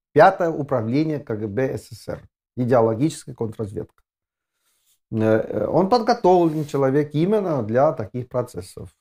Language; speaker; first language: Russian; non-native, fluent; Estonian